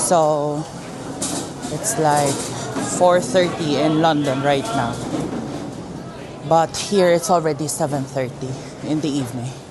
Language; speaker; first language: English; non-native, local second language; Filipino